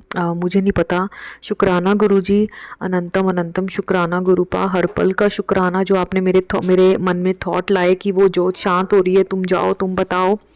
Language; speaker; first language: Hindi; native; Hindi